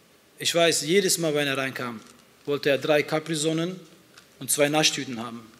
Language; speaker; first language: German; early bilingual, other home language; Turkish